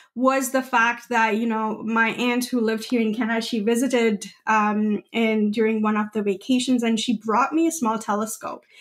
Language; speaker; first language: English; non-native, local second language; Gujarati